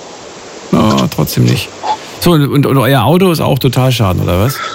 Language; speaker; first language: German; native; German